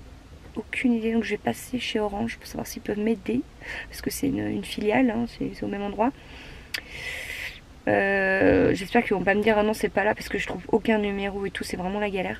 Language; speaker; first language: French; native; French